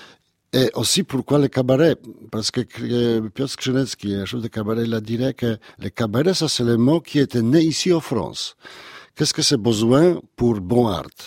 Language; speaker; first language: French; non-native, learner; Polish